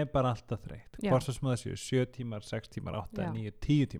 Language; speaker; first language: Icelandic; native; Icelandic